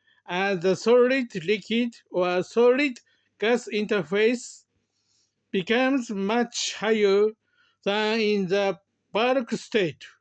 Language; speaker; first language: English; non-native, learner; Japanese